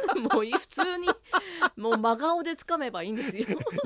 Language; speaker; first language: Japanese; native; Japanese